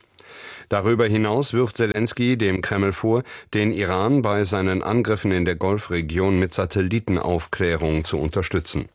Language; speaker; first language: German; native; German